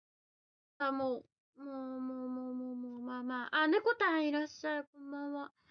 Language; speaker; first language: Japanese; native; Japanese